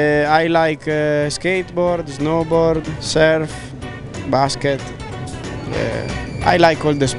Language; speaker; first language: English; non-native, learner; Italian